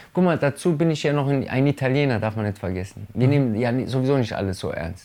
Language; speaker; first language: German; early bilingual, other home language; Italian